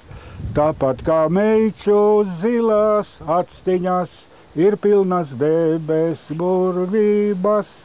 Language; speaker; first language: Latvian; native; Latvian